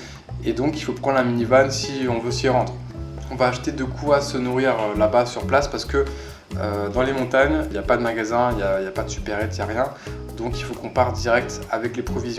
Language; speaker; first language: French; native; French